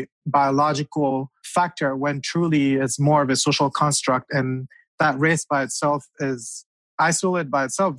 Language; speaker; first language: English; non-native, local second language; French